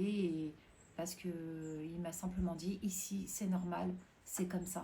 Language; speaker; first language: French; native; French